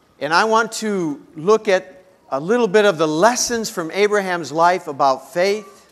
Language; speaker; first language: English; native; English